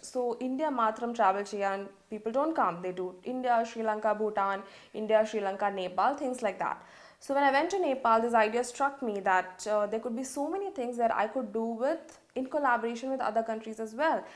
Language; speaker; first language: English; non-native, local second language; Malayalam